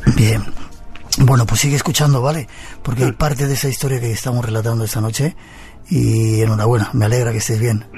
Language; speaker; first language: Spanish; native; Spanish